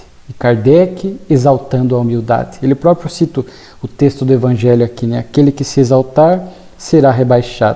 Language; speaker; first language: Portuguese; native; Portuguese